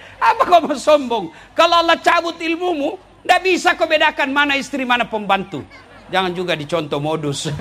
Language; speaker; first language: Indonesian; non-native, local second language; Buginese